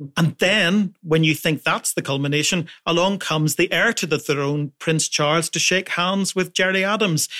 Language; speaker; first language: English; native; English